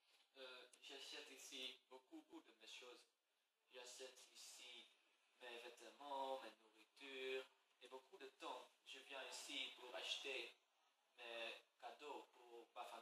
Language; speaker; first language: French; non-native, learner; Dutch